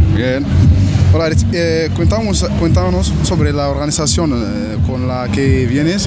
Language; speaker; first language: Spanish; non-native, learner; Arabic